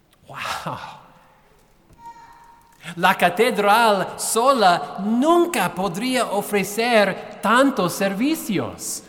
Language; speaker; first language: Spanish; non-native, fluent; English